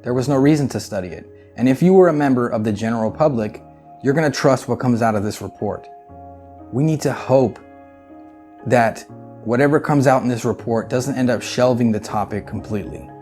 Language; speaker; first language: English; native; English